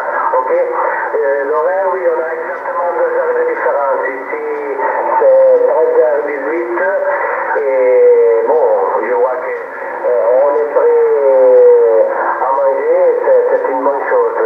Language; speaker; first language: French; non-native, fluent; Italian